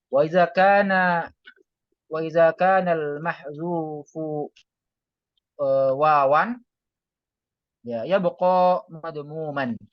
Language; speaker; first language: Arabic; non-native, learner; Indonesian